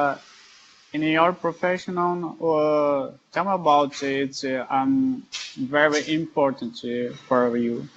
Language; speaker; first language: English; non-native, learner; Portuguese